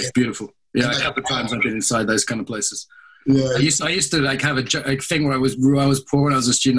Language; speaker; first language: English; native; English